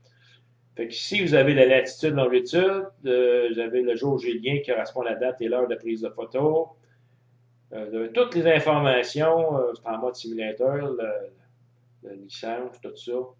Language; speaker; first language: French; native; French